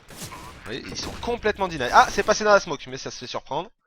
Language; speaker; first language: French; native; French